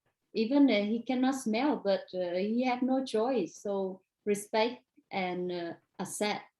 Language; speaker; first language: English; non-native, fluent; Vietnamese